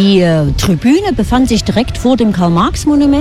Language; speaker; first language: German; native; German